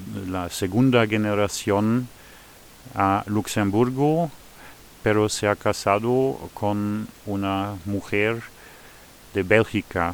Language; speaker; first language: Spanish; non-native, fluent; Luxembourgish